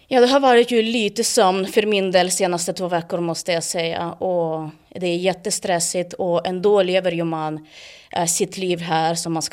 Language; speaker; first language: Swedish; non-native, fluent; Ukrainian